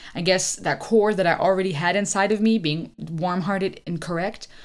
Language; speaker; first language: English; early bilingual, other home language; German